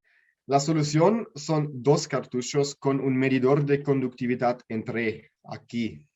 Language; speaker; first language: Spanish; non-native, learner; German